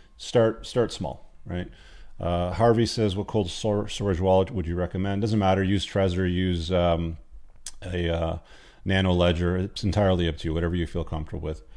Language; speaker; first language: English; native; English